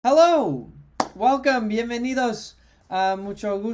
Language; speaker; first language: Spanish; non-native, fluent; English